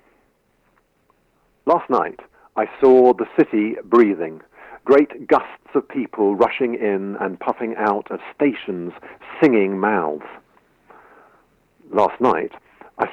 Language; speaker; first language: English; native; English